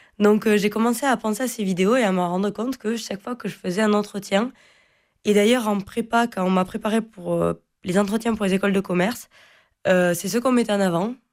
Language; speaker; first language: French; non-native, local second language; Occitan